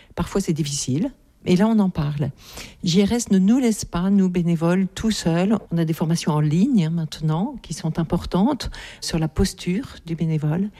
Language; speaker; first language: French; native; French